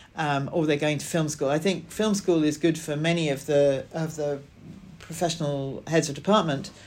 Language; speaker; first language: English; native; English